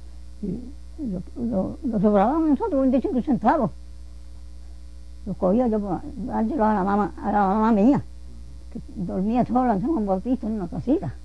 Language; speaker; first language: Spanish; native; Spanish